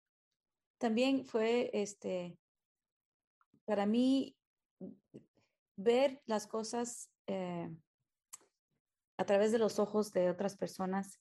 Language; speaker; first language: Spanish; early bilingual, heritage; Spanish